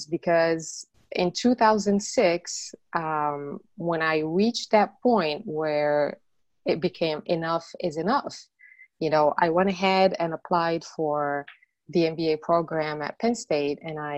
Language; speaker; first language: English; non-native, fluent; Arabic